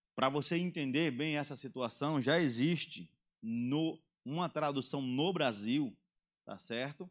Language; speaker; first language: Portuguese; native; Portuguese